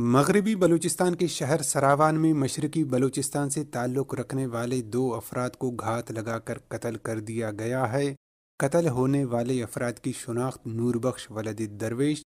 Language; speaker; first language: Urdu; non-native, local second language; Baluchi